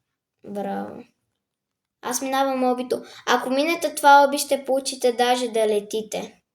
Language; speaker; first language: Bulgarian; native; Bulgarian